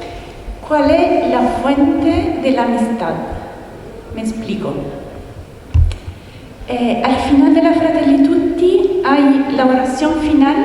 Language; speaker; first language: Spanish; non-native, fluent; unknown